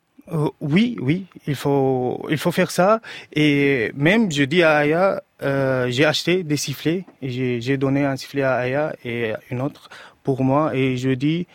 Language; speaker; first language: French; non-native, fluent; Arabic